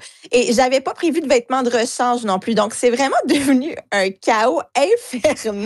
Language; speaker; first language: French; native; French